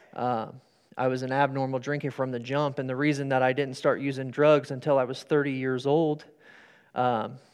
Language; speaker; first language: English; native; English